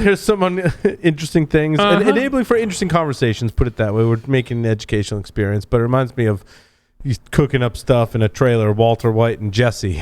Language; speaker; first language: English; native; English